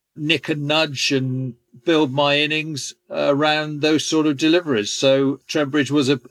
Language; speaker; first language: English; native; English